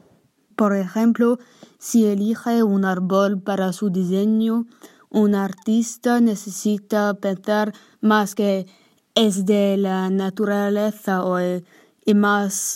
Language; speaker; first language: Spanish; non-native, learner; English